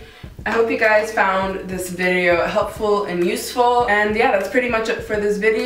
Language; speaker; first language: English; native; English